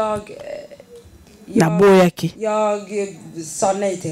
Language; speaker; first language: Swedish; non-native, fluent; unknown